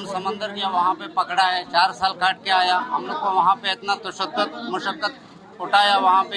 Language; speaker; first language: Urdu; non-native, local second language; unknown